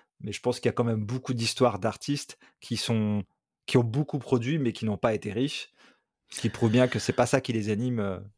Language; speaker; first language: French; native; French